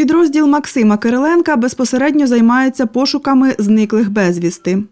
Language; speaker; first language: Ukrainian; native; Ukrainian